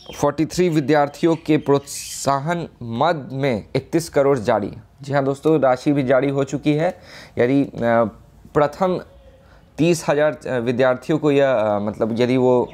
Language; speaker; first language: Hindi; native; Hindi